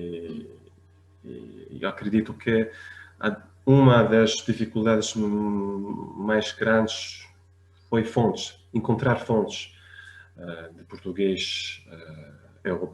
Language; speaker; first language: Portuguese; non-native, fluent; French